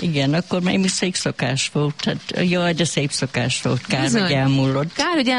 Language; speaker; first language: Hungarian; native; Hungarian